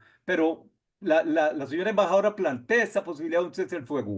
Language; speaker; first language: Spanish; native; Spanish